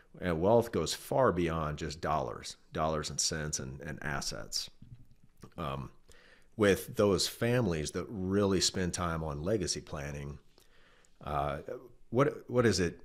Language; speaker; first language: English; native; English